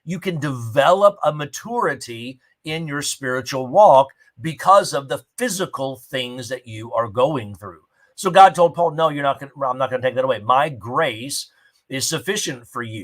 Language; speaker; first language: English; native; English